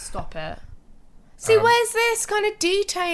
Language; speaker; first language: English; native; English